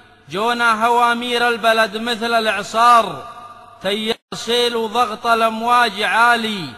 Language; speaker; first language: Arabic; native; Arabic